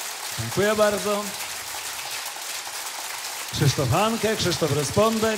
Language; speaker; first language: Polish; native; Polish